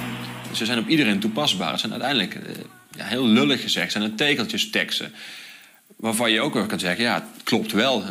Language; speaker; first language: Dutch; native; Dutch